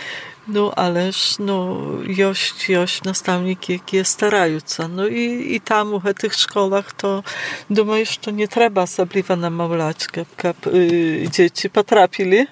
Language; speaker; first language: Polish; non-native, local second language; Belarusian